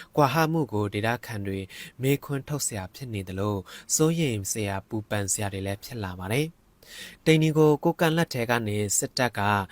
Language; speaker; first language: Burmese; non-native, local second language; Shan